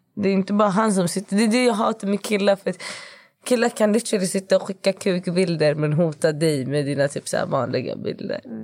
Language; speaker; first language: Swedish; early bilingual, other home language; Kurdish